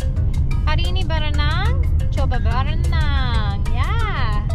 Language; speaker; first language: Indonesian; non-native, learner; English